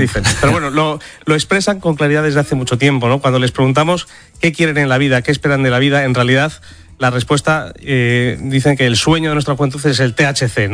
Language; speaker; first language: Spanish; native; Spanish